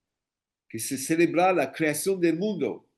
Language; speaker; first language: Spanish; non-native, fluent; English